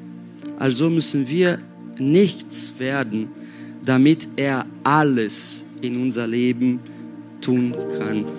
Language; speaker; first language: German; non-native, fluent; Portuguese